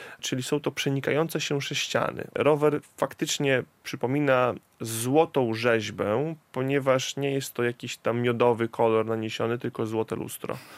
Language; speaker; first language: Polish; native; Polish